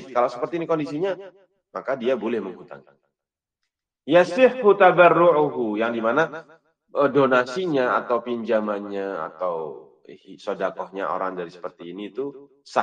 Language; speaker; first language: Indonesian; native; Indonesian